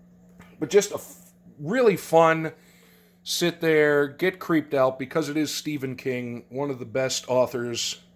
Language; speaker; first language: English; native; English